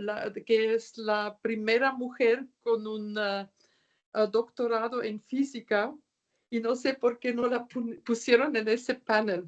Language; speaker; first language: Spanish; non-native, fluent; German